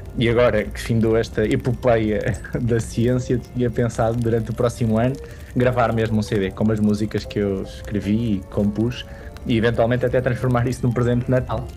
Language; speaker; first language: Portuguese; native; Portuguese